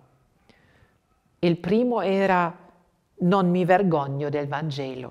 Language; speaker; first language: Italian; non-native, fluent; German